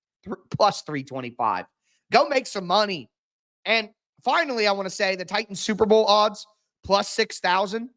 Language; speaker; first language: English; native; English